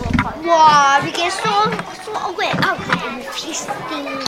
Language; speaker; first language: English; non-native, local second language; Chinese